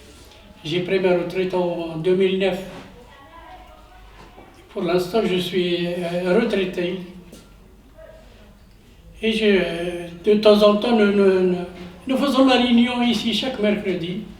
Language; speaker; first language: French; non-native, learner; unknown